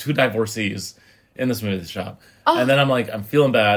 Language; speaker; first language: English; native; English